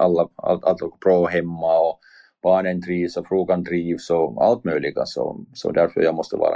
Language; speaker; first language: Swedish; non-native, learner; Finnish